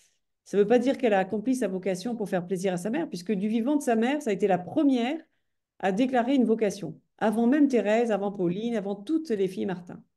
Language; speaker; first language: French; native; French